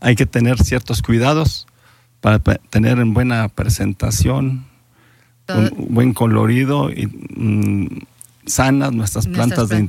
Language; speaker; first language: Spanish; native; Spanish